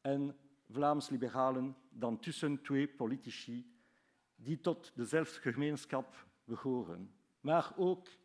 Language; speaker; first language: Dutch; non-native, local second language; French